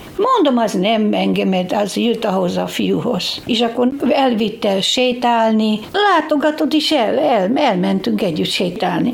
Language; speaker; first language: Hungarian; non-native, local second language; Slovak